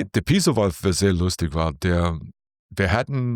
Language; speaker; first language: German; non-native, learner; English